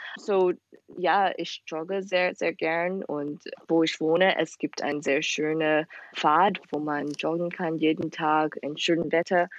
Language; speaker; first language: German; non-native, fluent; Chinese